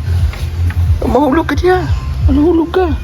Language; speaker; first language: Filipino; native; Filipino